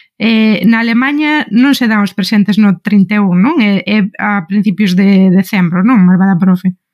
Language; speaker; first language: Galician; native; Galician